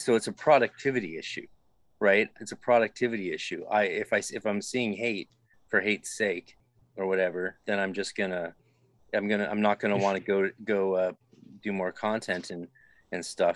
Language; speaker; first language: English; native; English